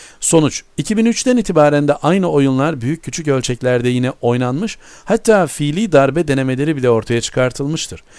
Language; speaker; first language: Turkish; native; Turkish